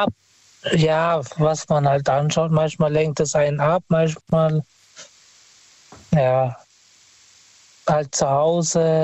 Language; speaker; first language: German; non-native, fluent; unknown